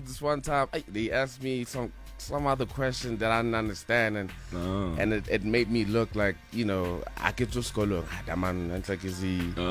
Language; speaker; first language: English; non-native, local second language; Northern Sotho